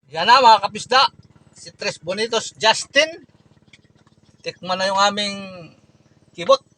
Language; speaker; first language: Filipino; non-native, local second language; Cebuano